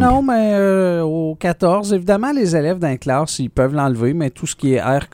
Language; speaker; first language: French; native; French